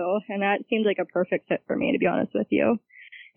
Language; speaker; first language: English; native; English